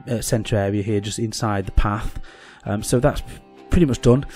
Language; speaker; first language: English; native; English